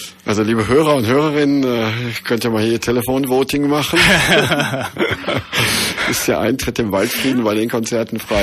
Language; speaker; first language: German; native; German